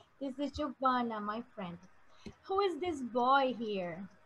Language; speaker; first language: English; non-native, fluent; Portuguese